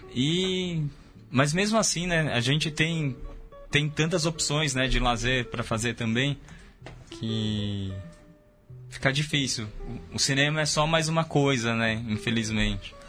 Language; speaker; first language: Portuguese; native; Portuguese